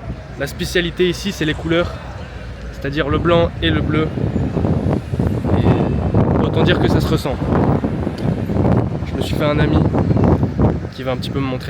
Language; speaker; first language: French; native; French